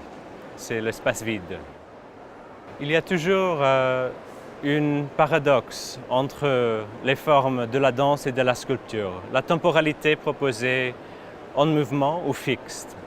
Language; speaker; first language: French; non-native, fluent; English